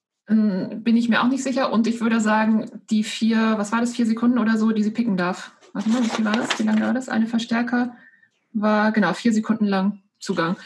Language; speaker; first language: German; native; German